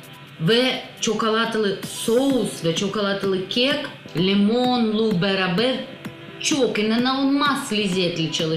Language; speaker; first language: Turkish; non-native, learner; Russian